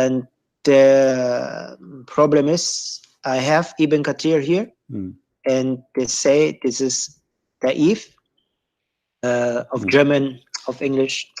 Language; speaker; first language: English; non-native, learner; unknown